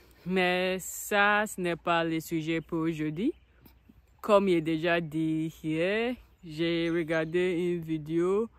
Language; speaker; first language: French; non-native, learner; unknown